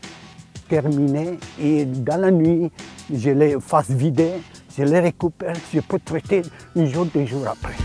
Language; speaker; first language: French; non-native, fluent; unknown